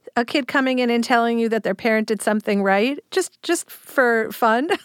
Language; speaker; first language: English; native; English